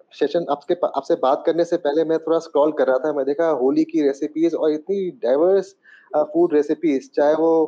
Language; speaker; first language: Hindi; native; Hindi